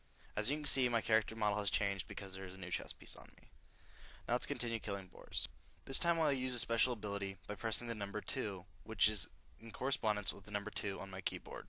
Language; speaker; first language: English; native; English